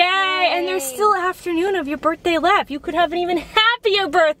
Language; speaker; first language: English; native; English